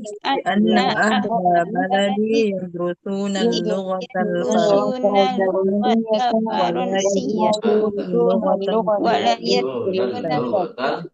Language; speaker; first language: Arabic; non-native, learner; Indonesian